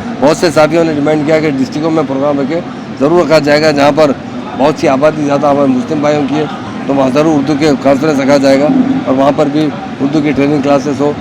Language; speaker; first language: Urdu; native; Urdu